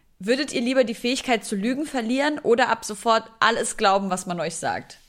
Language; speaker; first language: German; early bilingual, other home language; Arabic